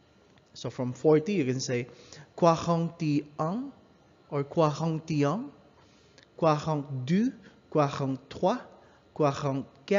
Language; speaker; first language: French; non-native, learner; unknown